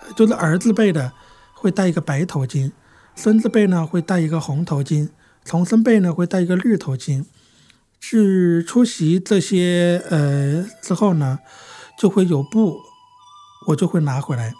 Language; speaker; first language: Chinese; native; Chinese